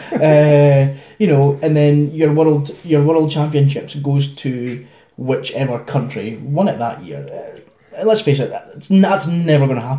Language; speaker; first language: English; native; English